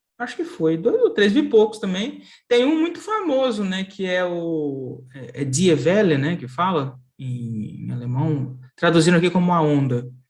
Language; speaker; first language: Portuguese; native; Portuguese